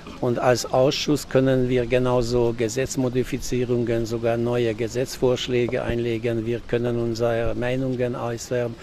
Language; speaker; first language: German; non-native, local second language; Hungarian